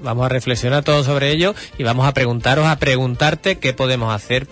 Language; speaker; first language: Spanish; native; Spanish